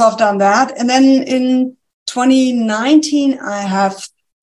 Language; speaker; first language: English; non-native, fluent; German